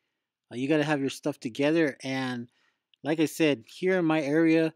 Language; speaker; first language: English; native; English